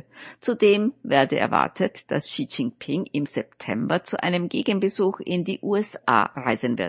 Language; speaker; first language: German; native; German